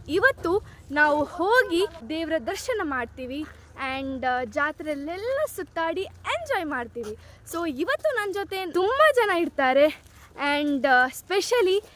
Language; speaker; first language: Kannada; non-native, local second language; Tulu